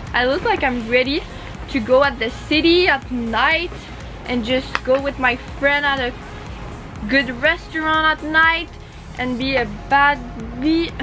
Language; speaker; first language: English; non-native, learner; French